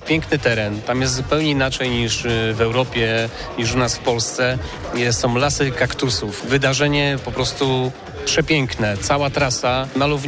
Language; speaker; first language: Polish; native; Polish